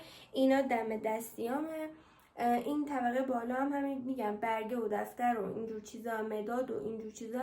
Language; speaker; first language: Persian; native; Persian